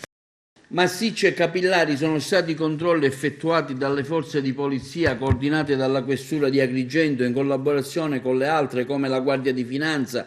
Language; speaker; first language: Italian; native; Italian